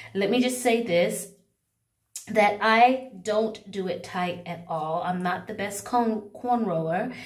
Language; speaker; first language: English; native; English